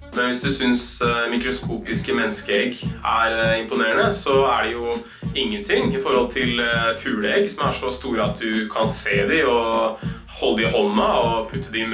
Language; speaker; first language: Norwegian; native; Norwegian